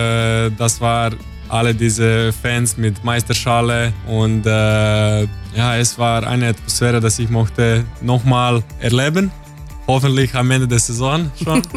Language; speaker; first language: German; non-native, learner; Croatian